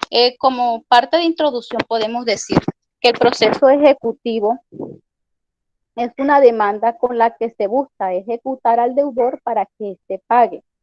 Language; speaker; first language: Spanish; native; Spanish